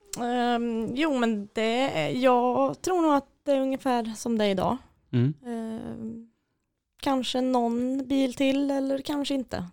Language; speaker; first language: Swedish; native; Swedish